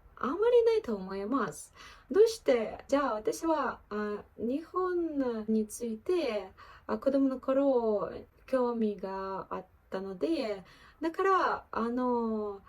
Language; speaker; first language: Japanese; non-native, fluent; Ukrainian